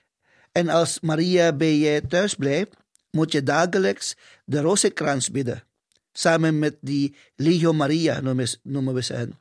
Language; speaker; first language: Dutch; non-native, fluent; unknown